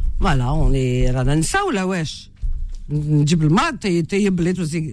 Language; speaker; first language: French; native; French